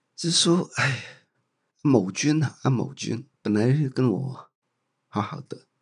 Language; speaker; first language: Chinese; non-native, local second language; Cantonese